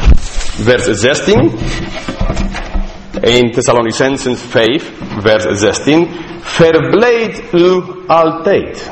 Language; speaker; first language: Dutch; non-native, fluent; English